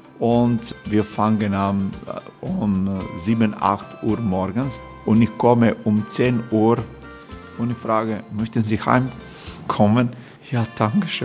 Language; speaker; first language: German; non-native, fluent; Croatian